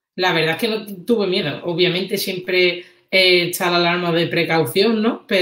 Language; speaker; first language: Spanish; native; Spanish